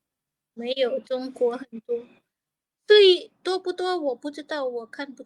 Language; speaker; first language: Chinese; non-native, learner; Lao